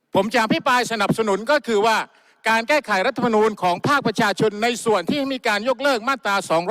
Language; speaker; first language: Thai; non-native, local second language; Malay